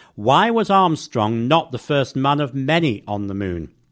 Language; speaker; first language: English; native; English